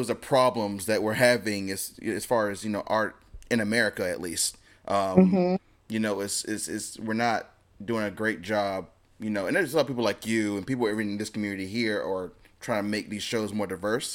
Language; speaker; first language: English; native; English